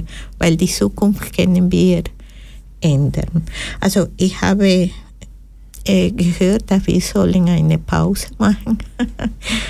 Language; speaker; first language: German; non-native, learner; Spanish